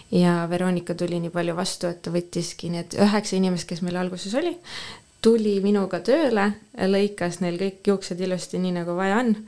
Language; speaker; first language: Estonian; non-native, local second language; Russian